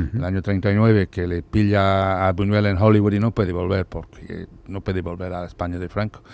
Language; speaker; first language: Spanish; non-native, fluent; English